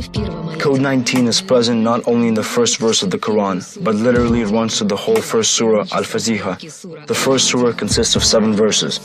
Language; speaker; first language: English; non-native, fluent; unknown